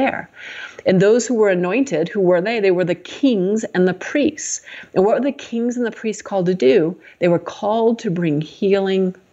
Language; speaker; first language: English; native; English